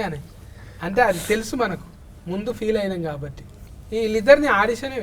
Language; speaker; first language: Telugu; native; Telugu